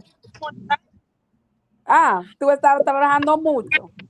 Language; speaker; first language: Spanish; non-native, learner; English